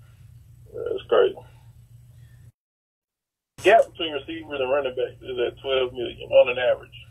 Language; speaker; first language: English; native; English